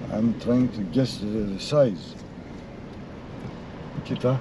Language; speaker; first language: English; non-native, learner; Greek